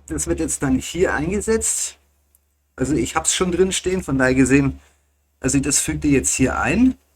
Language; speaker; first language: German; native; German